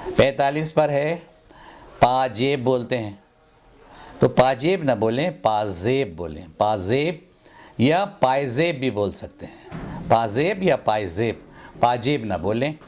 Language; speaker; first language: Hindi; native; Hindi